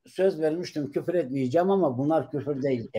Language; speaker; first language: Turkish; non-native, local second language; Kurdish